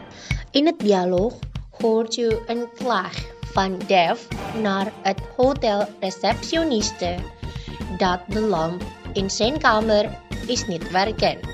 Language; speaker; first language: Dutch; non-native, fluent; Indonesian